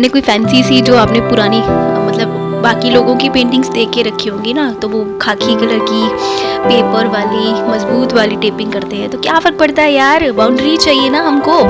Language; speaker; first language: Hindi; non-native, local second language; Dogri